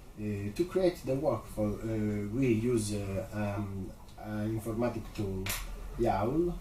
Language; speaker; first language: English; non-native, learner; Italian